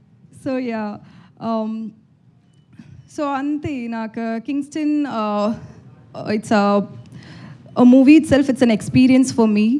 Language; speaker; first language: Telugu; non-native, learner; Tamil